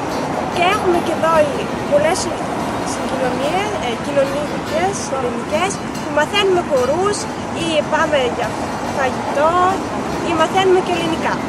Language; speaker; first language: Greek; early bilingual, heritage; Greek